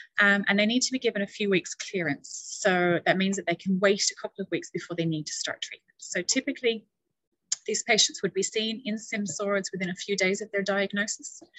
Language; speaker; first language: English; native; English